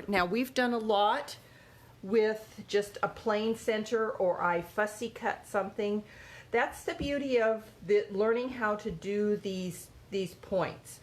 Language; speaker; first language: English; native; English